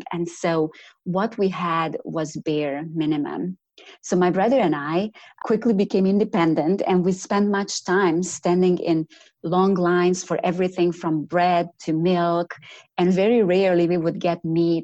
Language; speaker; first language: English; non-native, fluent; Romanian